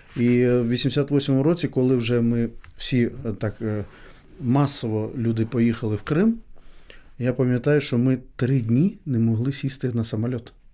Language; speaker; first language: Ukrainian; non-native, fluent; Crimean Tatar